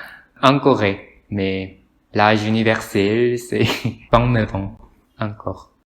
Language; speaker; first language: French; non-native, learner; Korean